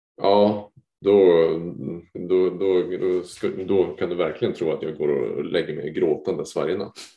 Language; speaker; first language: Swedish; native; Swedish